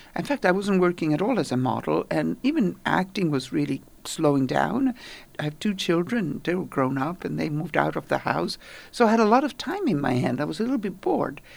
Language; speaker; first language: English; non-native, fluent; Italian